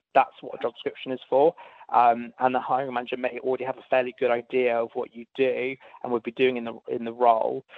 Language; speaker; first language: English; native; English